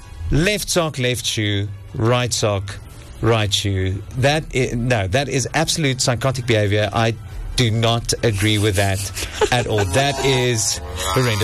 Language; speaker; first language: English; non-native, local second language; Afrikaans